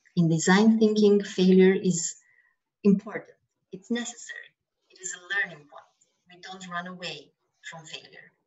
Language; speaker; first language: English; non-native, fluent; Romanian